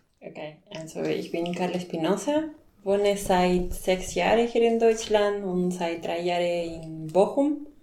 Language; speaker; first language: German; non-native, fluent; Spanish